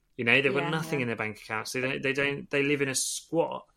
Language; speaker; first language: English; native; English